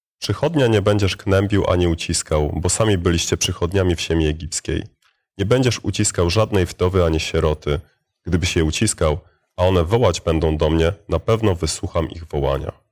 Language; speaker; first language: Polish; native; Polish